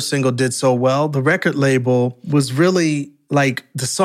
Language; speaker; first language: English; native; English